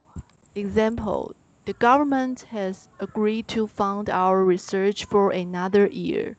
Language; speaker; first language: English; non-native, learner; Chinese